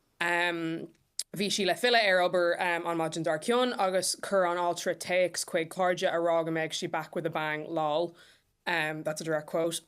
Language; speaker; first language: Irish; non-native, local second language; English